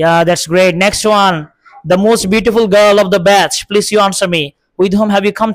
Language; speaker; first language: English; non-native, local second language; Bangla